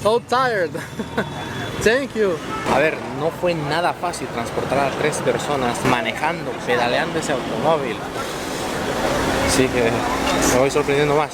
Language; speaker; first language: Spanish; native; Spanish